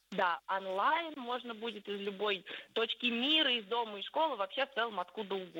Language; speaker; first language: Russian; native; Russian